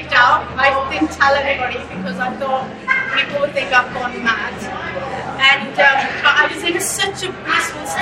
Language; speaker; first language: English; early bilingual, other home language; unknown